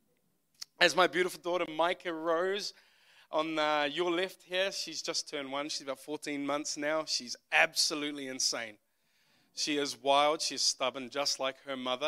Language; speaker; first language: English; native; English